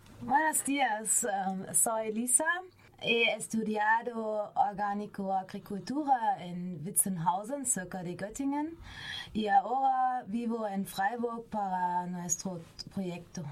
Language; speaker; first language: Spanish; non-native, learner; German